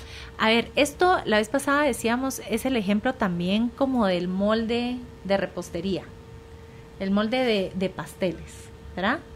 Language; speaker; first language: Spanish; native; Spanish